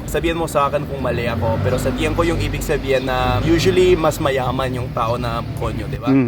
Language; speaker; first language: Filipino; non-native, fluent; English